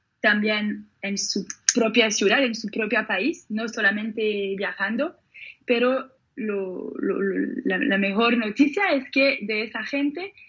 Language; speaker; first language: Spanish; non-native, fluent; French